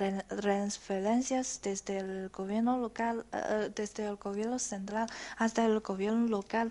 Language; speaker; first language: Spanish; non-native, fluent; Chinese